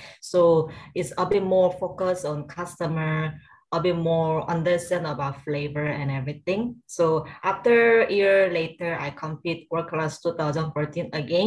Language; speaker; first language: English; non-native, learner; Korean